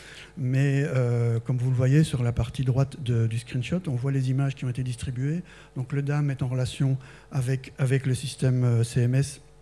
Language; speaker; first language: French; native; French